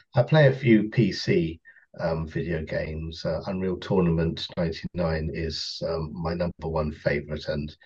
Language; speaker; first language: English; native; English